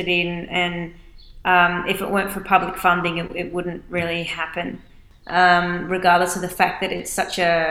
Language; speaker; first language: English; native; English